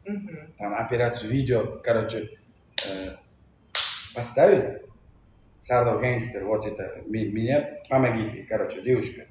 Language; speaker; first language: Russian; non-native, learner; Uzbek